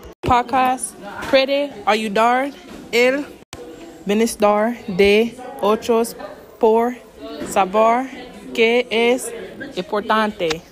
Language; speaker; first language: Spanish; non-native, learner; English